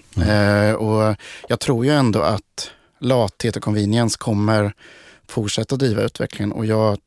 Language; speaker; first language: Swedish; native; Swedish